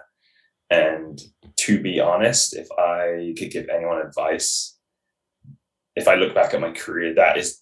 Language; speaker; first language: English; native; English